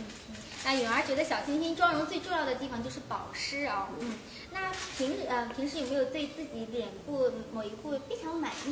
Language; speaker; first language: Chinese; native; Chinese